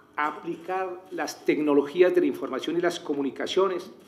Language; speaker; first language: Spanish; native; Spanish